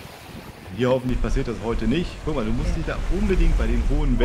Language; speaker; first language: German; native; German